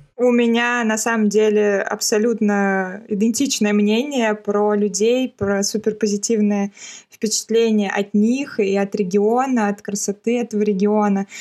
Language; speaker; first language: Russian; native; Russian